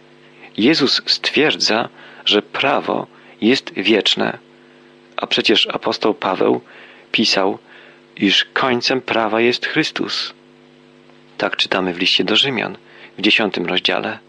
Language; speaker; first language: Polish; native; Polish